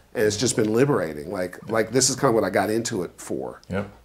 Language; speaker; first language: English; native; English